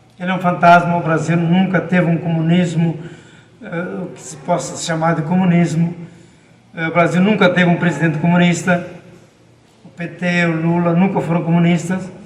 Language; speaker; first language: Portuguese; native; Portuguese